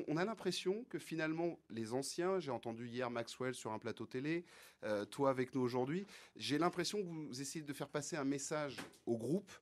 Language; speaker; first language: French; native; French